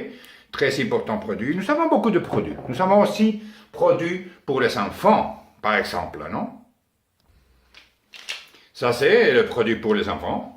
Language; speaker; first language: French; non-native, learner; Spanish